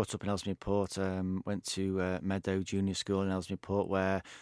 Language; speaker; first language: English; native; English